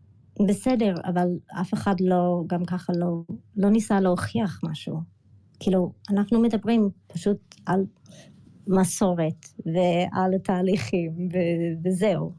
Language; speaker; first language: Hebrew; early bilingual, other home language; English